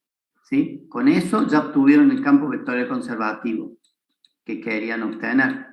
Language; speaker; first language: Spanish; native; Spanish